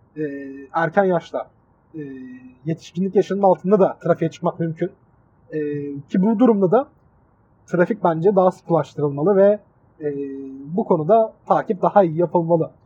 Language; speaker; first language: Turkish; native; Turkish